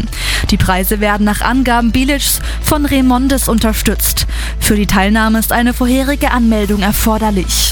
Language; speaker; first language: German; native; German